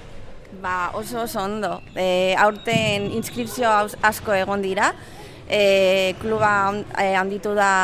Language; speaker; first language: Basque; non-native, local second language; Spanish